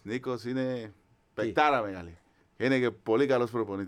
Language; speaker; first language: Greek; non-native, fluent; Spanish